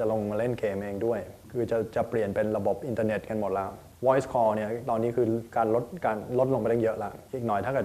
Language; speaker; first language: Thai; native; Thai